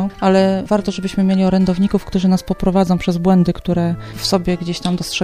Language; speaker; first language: Polish; native; Polish